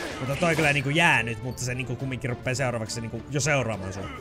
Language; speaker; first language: Finnish; native; Finnish